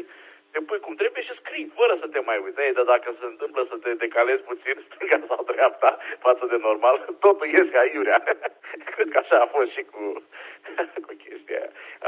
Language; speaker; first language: Romanian; native; Romanian